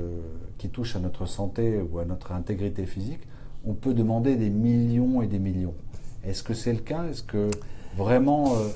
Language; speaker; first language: French; native; French